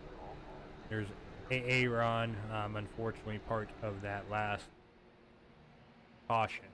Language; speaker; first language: English; native; English